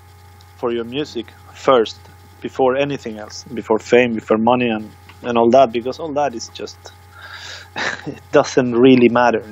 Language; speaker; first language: English; non-native, fluent; Swedish